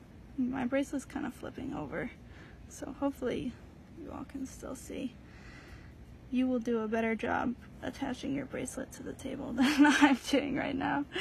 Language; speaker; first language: English; native; English